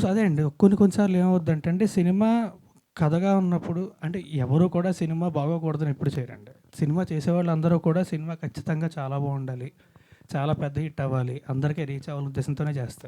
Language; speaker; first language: Telugu; native; Telugu